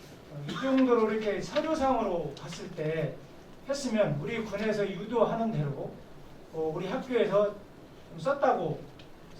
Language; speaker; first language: Korean; native; Korean